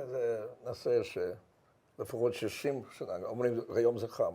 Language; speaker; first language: Hebrew; non-native, fluent; Russian